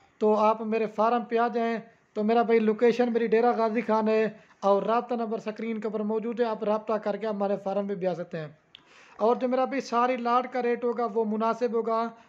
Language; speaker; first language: Urdu; non-native, local second language; Saraiki